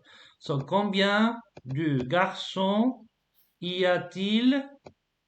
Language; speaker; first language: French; non-native, fluent; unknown